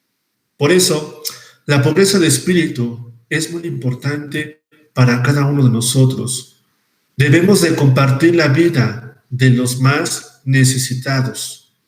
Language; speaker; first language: Spanish; native; Spanish